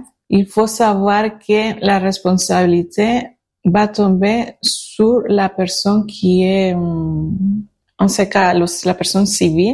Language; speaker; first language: French; non-native, learner; Spanish